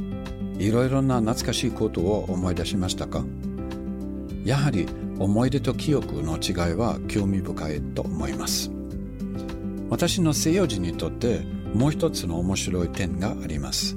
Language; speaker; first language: Japanese; non-native, fluent; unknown